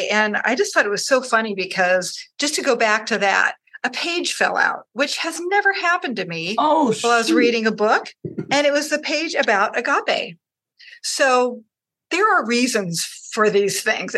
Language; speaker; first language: English; native; English